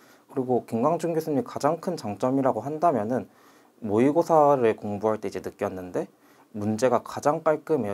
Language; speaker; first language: Korean; native; Korean